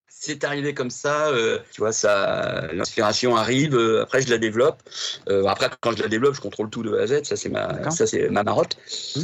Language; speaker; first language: French; native; French